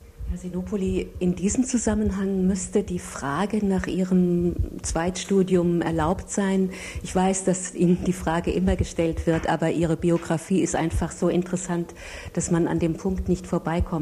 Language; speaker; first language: German; native; German